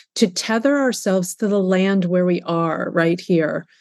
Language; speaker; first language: English; early bilingual, other home language; Russian